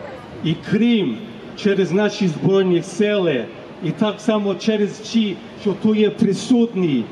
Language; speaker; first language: Ukrainian; early bilingual, heritage; Ukrainian